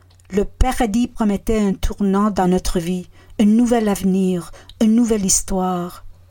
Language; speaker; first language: French; non-native, fluent; English